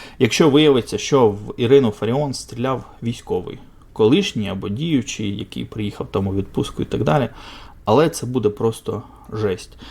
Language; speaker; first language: Ukrainian; non-native, local second language; Russian